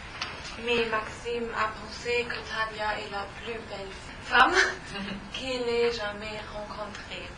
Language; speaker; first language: French; non-native, learner; German